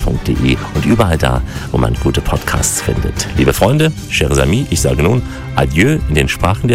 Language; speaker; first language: German; native; German